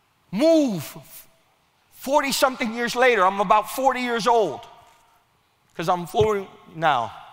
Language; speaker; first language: English; early bilingual, other home language; Spanish